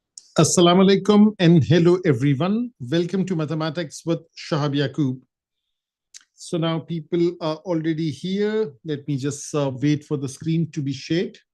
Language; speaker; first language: English; non-native, local second language; Urdu